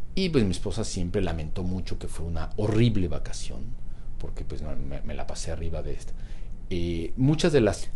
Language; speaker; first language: Spanish; native; Spanish